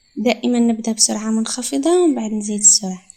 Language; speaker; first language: Arabic; native; Arabic